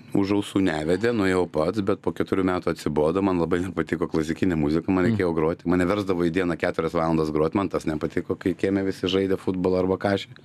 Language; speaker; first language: Lithuanian; native; Lithuanian